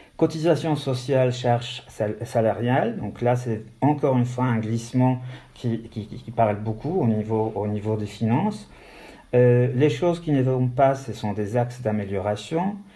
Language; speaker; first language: French; non-native, fluent; Polish